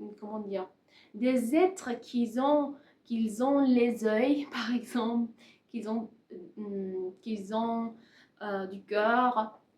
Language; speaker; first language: French; non-native, learner; Persian